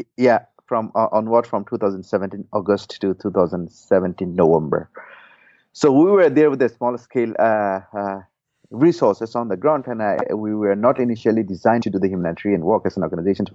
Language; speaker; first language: English; non-native, fluent; Burmese